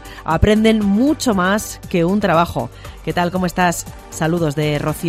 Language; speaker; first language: Spanish; native; Spanish